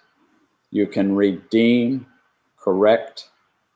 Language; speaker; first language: English; native; English